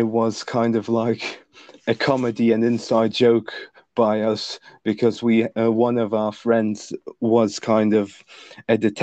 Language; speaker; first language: English; non-native, fluent; Lithuanian